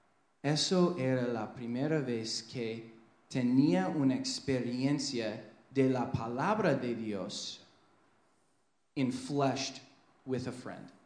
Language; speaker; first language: Spanish; non-native, fluent; English